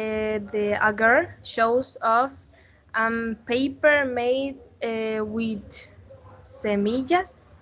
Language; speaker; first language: English; non-native, learner; Spanish